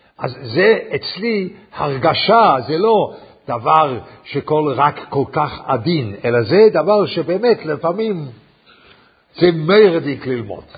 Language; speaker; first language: Hebrew; non-native, fluent; English